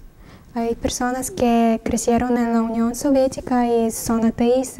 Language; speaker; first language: Spanish; non-native, learner; Russian